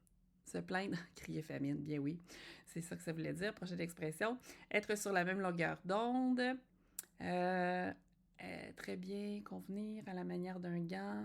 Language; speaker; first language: French; native; French